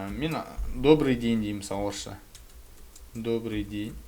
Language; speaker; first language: Russian; non-native, local second language; Kazakh